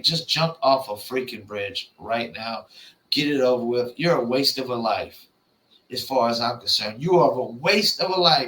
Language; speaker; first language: English; native; English